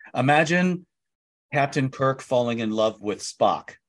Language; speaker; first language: English; native; English